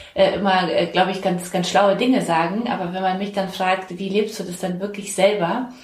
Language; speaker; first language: German; native; German